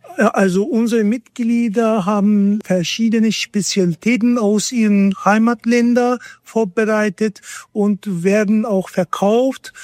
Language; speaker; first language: German; non-native, fluent; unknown